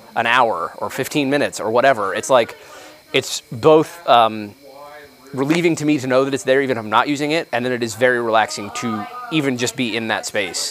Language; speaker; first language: English; native; English